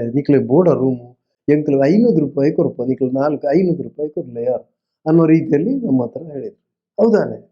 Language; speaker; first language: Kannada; non-native, local second language; Tulu